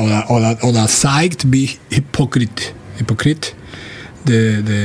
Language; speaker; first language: German; non-native, fluent; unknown